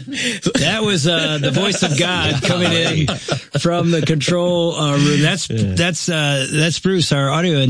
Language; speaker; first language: English; native; English